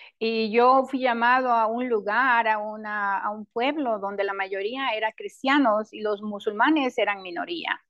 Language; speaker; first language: Spanish; non-native, local second language; English